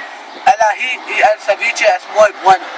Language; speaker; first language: Spanish; non-native, learner; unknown